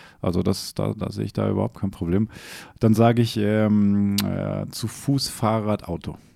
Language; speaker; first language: German; native; German